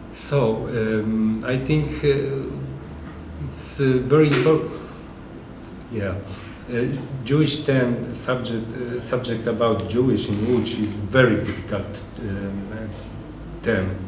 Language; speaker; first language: English; non-native, learner; Polish